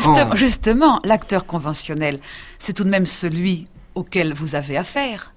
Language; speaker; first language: French; native; French